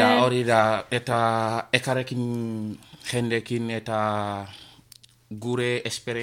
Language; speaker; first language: Basque; non-native, learner; Wolof